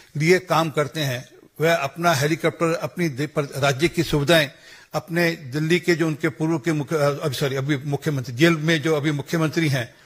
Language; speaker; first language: Hindi; non-native, local second language; Punjabi